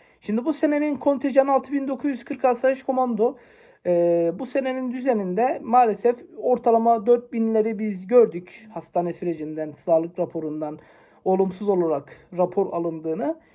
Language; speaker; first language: Turkish; native; Turkish